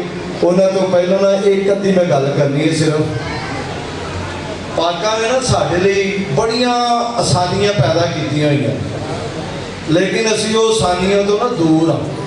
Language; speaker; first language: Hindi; non-native, local second language; Punjabi